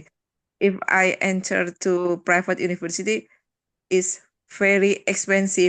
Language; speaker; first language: English; non-native, learner; Indonesian